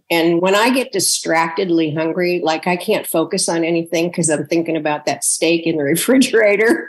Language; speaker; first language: English; native; English